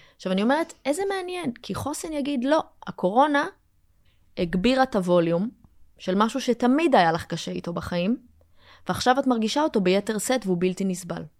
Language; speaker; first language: Hebrew; early bilingual, other home language; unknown